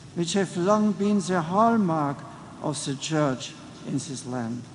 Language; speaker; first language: English; non-native, fluent; German